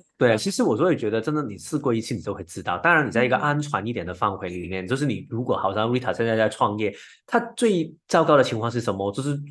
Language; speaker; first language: Chinese; non-native, local second language; Cantonese